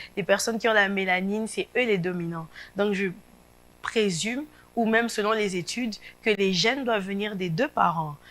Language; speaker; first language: French; non-native, local second language; Lingala